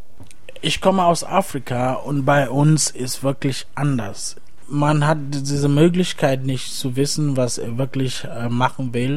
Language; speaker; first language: German; non-native, fluent; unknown